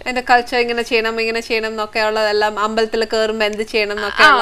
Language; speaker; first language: Malayalam; native; Malayalam